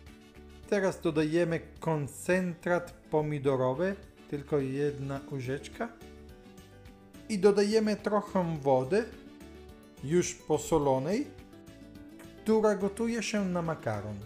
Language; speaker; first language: Polish; non-native, learner; Italian